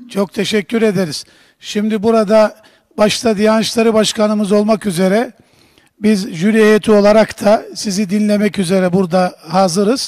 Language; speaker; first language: Turkish; native; Turkish